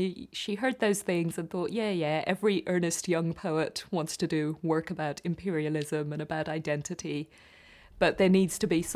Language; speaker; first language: English; non-native, local second language; Gujarati